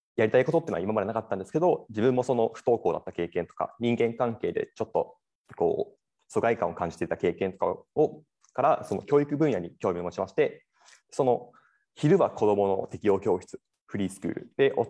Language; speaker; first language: Japanese; native; Japanese